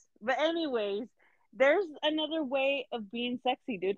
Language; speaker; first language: English; early bilingual, other home language; Spanish